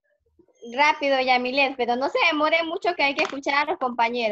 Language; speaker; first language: Spanish; native; Spanish